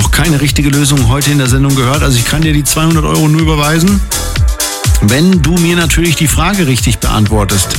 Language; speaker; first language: German; native; German